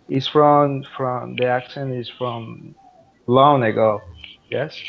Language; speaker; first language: English; non-native, learner; Spanish